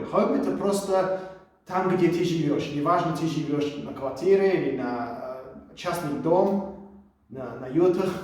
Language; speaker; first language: Russian; non-native, fluent; English